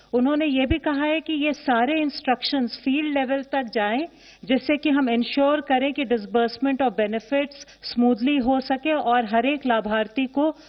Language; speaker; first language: Hindi; native; Hindi